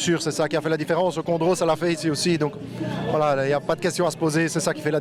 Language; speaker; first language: French; native; French